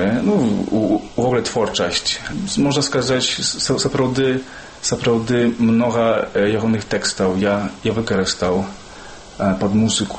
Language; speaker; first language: Belarusian; early bilingual, heritage; Belarusian